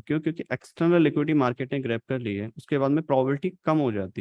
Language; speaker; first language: Hindi; native; Hindi